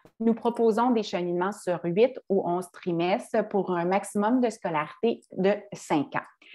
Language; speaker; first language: French; native; French